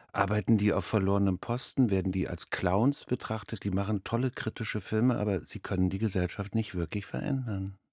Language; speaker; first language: German; native; German